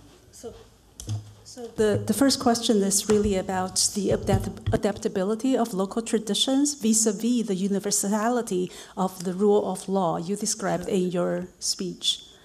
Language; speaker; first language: English; non-native, fluent; Chinese